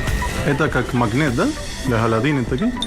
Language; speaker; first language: Russian; non-native, learner; Spanish